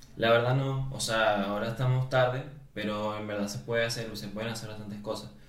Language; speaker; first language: Spanish; native; Spanish